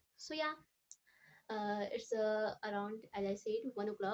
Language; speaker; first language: English; non-native, learner; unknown